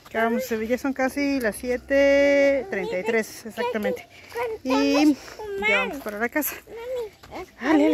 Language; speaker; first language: Spanish; native; Spanish